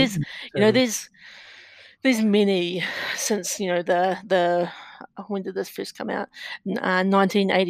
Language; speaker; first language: English; native; English